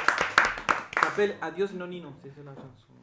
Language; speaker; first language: French; non-native, learner; Spanish